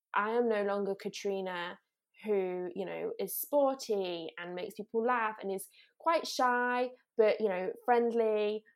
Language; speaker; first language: English; native; English